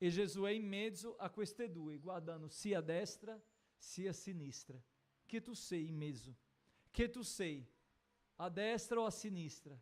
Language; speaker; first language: Italian; non-native, fluent; Portuguese